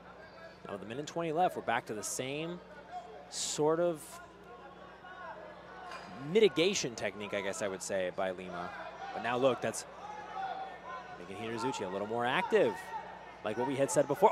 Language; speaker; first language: English; native; English